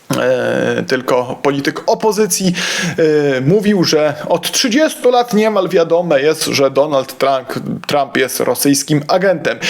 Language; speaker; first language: Polish; native; Polish